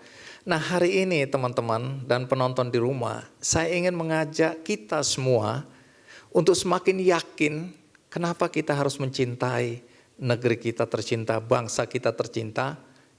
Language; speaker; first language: Indonesian; native; Indonesian